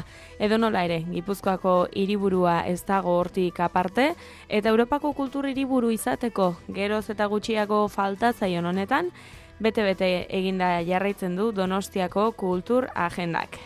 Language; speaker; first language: Basque; native; Basque